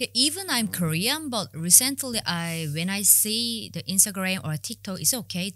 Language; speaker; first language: English; non-native, learner; Korean